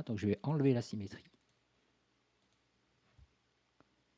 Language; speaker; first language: French; native; French